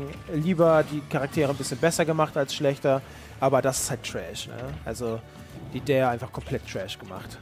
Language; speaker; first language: German; native; German